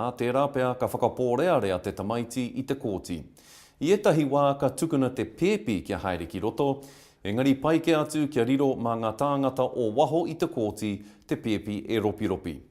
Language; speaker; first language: Māori; non-native, local second language; English